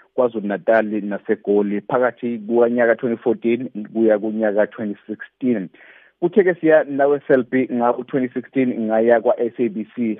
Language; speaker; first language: Zulu; native; Zulu